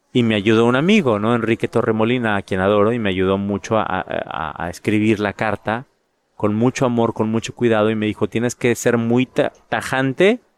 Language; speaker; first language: Spanish; native; Spanish